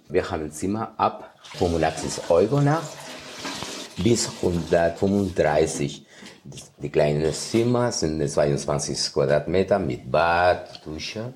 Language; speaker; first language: German; non-native, fluent; Spanish